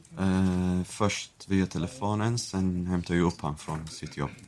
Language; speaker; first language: Swedish; non-native, fluent; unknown